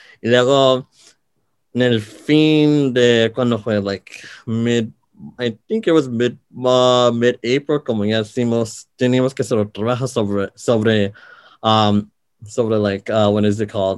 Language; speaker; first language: Spanish; early bilingual, heritage; Spanish